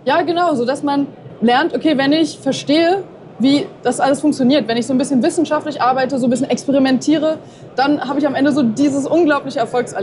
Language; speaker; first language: German; native; German